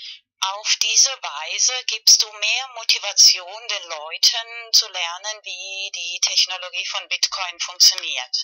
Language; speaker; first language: German; non-native, fluent; Spanish